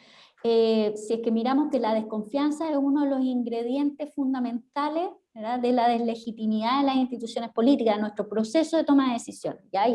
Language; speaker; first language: Spanish; native; Spanish